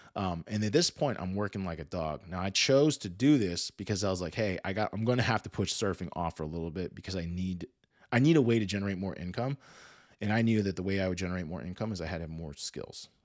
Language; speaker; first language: English; native; English